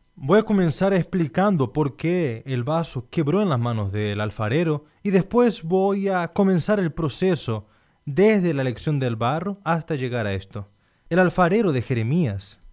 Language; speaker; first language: Spanish; non-native, fluent; Portuguese